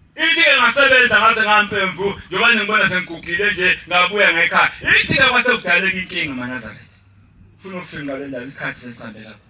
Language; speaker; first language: Zulu; native; Zulu